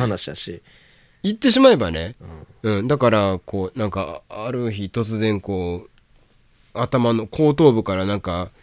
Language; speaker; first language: Japanese; native; Japanese